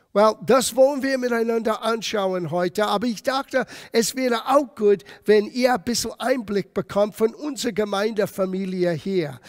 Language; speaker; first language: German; non-native, fluent; English